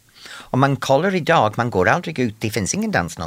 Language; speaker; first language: Swedish; non-native, fluent; English